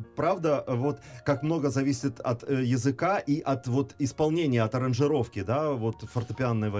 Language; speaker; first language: Russian; native; Russian